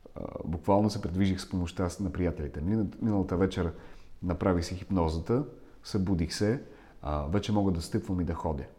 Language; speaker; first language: Bulgarian; non-native, fluent; Russian